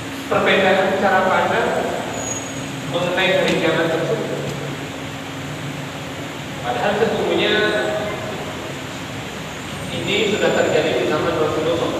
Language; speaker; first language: Indonesian; native; Indonesian